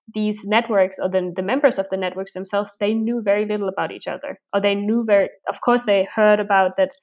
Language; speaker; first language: English; non-native, fluent; German